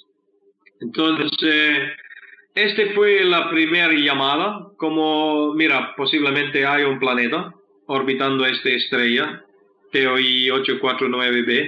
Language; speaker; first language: Spanish; non-native, fluent; English